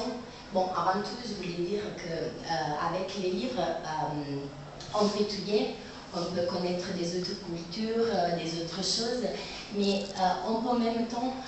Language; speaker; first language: French; non-native, learner; Italian